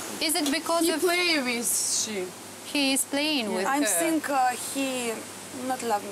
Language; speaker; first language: English; non-native, learner; Russian